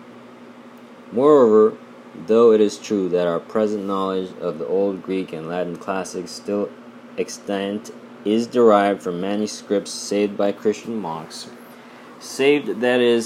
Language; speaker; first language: English; non-native, local second language; Bangla